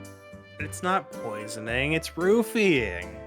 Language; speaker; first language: English; native; English